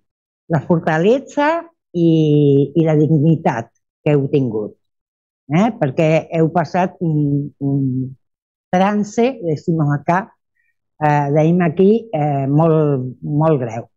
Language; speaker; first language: Catalan; early bilingual, heritage; Catalan